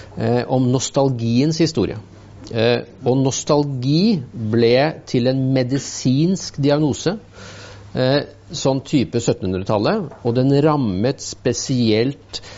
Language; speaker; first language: Norwegian; native; Norwegian